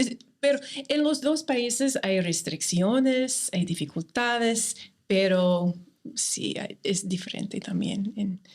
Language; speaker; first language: Spanish; non-native, fluent; English